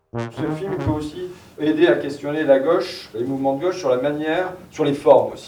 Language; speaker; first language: French; native; French